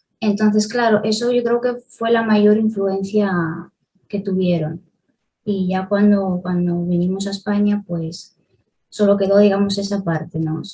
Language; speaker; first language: Spanish; early bilingual, other home language; Russian